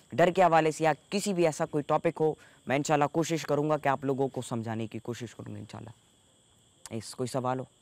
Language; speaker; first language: Urdu; native; Urdu